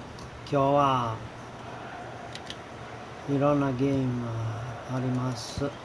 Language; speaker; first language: Japanese; non-native, learner; Italian